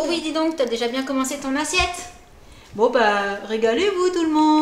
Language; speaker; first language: French; native; French